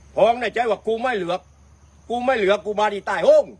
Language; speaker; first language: Thai; native; Thai